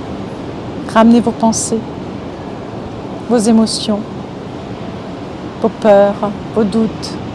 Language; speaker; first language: French; native; French